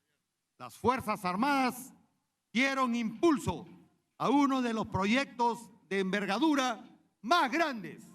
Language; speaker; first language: Spanish; native; Spanish